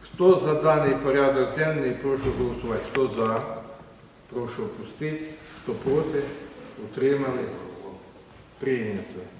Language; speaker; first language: Ukrainian; native; Ukrainian